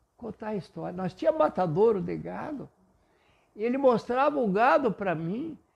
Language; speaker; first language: Portuguese; non-native, local second language; German